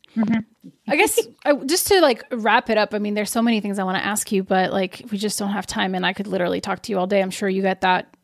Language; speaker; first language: English; early bilingual, other home language; Portuguese